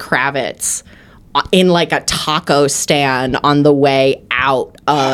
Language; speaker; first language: English; native; English